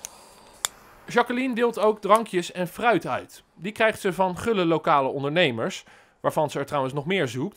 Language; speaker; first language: Dutch; native; Dutch